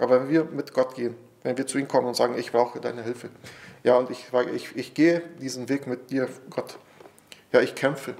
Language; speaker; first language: German; non-native, fluent; Portuguese